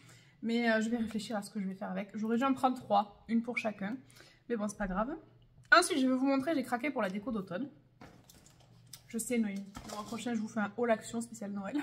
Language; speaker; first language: French; native; French